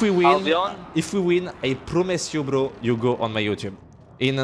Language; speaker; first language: English; non-native, learner; French